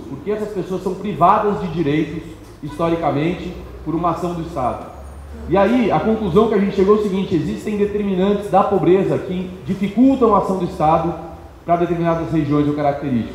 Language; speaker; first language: Portuguese; native; Portuguese